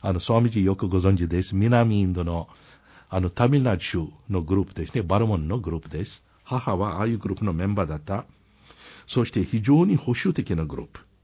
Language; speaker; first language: Japanese; non-native, fluent; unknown